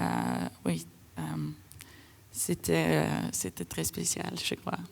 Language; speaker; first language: French; non-native, fluent; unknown